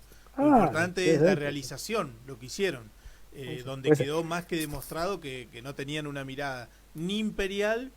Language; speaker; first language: Spanish; native; Spanish